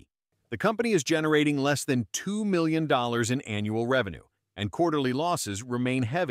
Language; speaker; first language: English; native; English